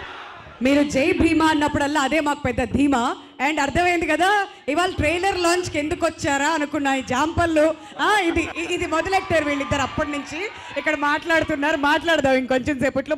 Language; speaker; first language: Telugu; native; Telugu